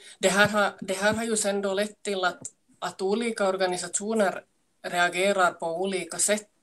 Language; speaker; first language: Swedish; native; Swedish